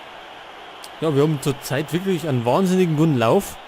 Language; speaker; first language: German; native; German